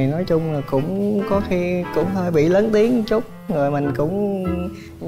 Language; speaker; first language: Vietnamese; native; Vietnamese